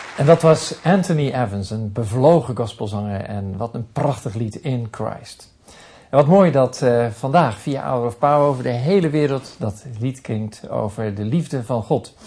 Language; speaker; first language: Dutch; native; Dutch